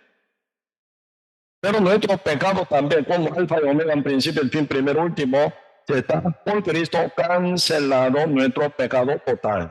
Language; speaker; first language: Spanish; non-native, learner; Korean